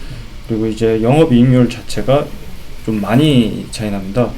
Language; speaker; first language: Korean; native; Korean